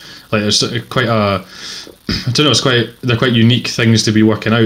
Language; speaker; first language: English; native; English